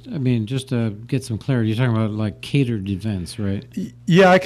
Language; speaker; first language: English; native; English